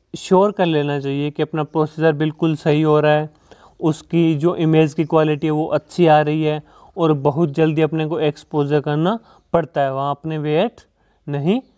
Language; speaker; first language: Hindi; native; Hindi